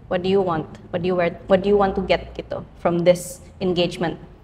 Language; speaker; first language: English; non-native, fluent; Indonesian